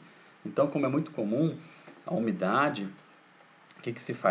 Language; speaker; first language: Portuguese; native; Portuguese